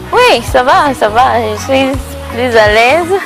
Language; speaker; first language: French; non-native, local second language; English